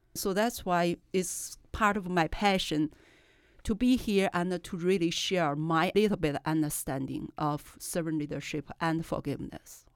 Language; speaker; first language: English; non-native, fluent; Chinese